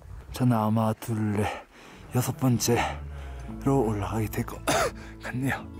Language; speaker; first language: Korean; native; Korean